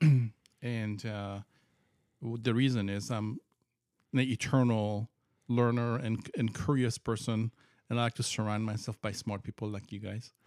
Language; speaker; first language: English; non-native, fluent; Persian